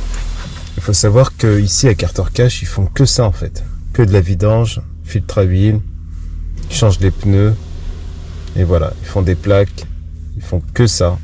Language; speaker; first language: French; native; French